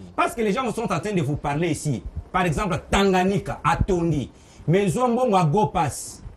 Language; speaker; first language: French; non-native, local second language; Luba-Lulua